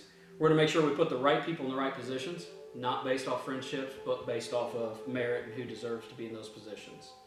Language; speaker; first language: English; native; English